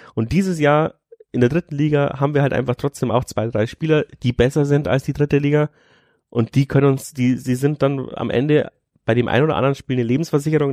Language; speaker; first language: German; native; German